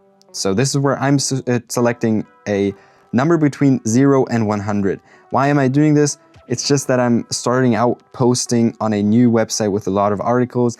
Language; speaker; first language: English; non-native, fluent; German